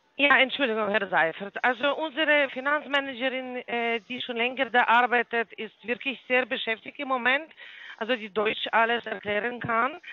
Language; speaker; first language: German; non-native, fluent; Ukrainian